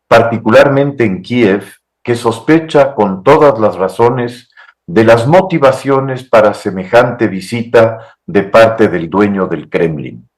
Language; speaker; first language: Spanish; native; Spanish